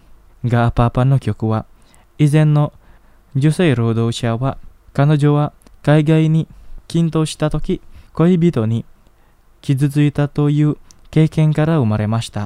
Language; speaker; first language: Japanese; non-native, learner; Indonesian